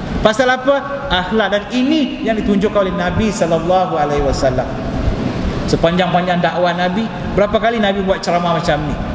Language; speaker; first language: Malay; non-native, local second language; Tamil